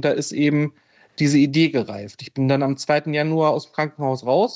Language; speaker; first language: German; native; German